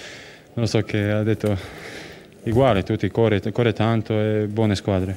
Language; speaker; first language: Italian; non-native, learner; Croatian